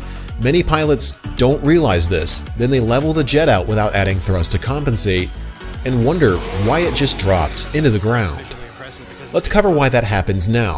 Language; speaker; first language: English; native; English